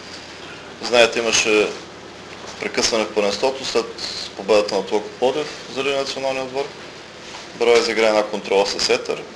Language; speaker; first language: Bulgarian; native; Bulgarian